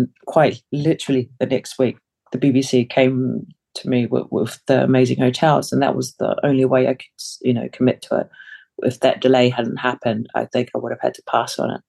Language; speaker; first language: English; early bilingual, other home language; Samoan